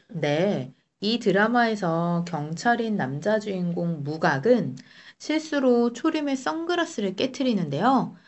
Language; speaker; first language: Korean; native; Korean